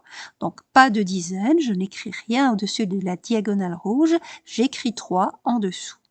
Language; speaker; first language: French; native; French